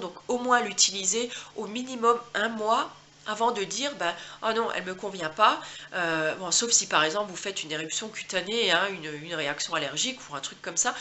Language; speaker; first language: French; native; French